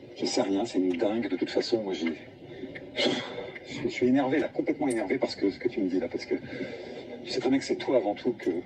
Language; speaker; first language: French; native; French